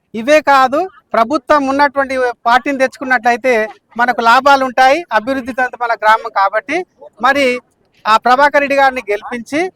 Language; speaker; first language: Telugu; native; Telugu